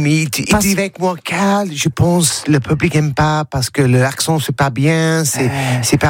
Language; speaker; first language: French; non-native, learner; English